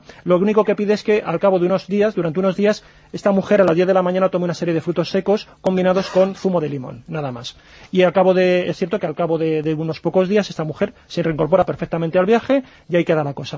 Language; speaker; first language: Spanish; native; Spanish